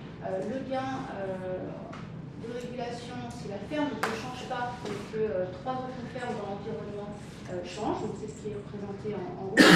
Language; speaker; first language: French; native; French